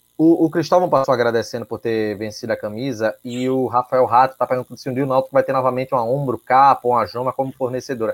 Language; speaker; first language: Portuguese; native; Portuguese